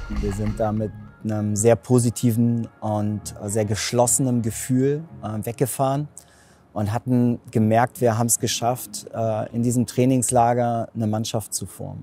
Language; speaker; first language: German; native; German